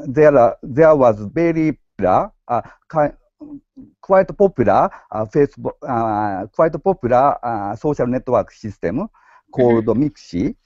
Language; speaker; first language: English; non-native, learner; Japanese